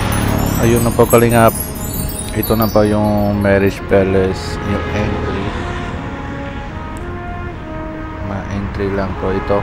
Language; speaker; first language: Filipino; early bilingual, heritage; Filipino